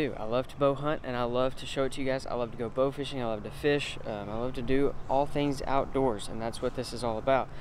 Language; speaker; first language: English; native; English